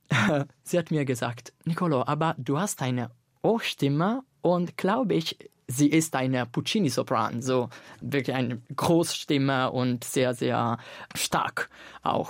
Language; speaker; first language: German; non-native, fluent; Italian